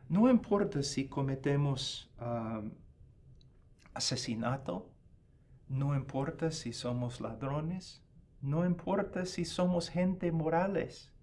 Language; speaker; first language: Spanish; non-native, fluent; English